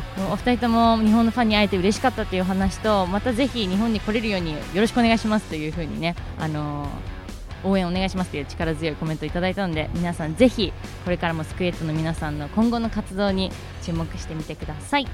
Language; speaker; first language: Japanese; native; Japanese